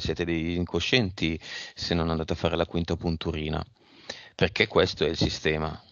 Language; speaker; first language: Italian; native; Italian